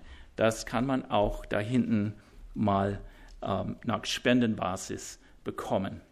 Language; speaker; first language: German; non-native, fluent; English